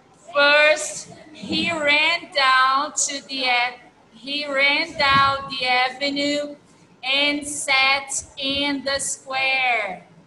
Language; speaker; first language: English; non-native, fluent; Portuguese